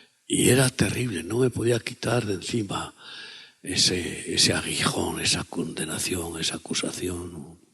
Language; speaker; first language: Spanish; native; Spanish